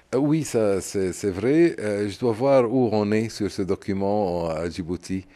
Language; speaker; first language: French; non-native, fluent; Arabic